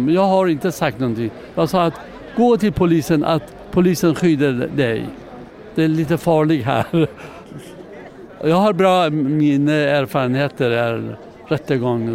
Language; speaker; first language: Swedish; non-native, learner; Persian